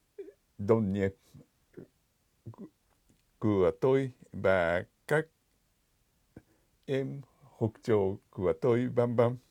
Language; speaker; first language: Vietnamese; non-native, fluent; Japanese